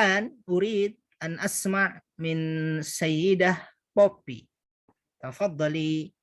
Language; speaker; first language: Arabic; non-native, fluent; Indonesian